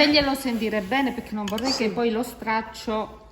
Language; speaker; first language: Italian; native; Italian